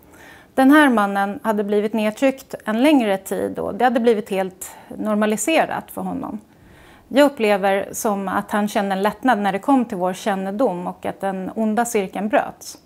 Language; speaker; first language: Swedish; native; Swedish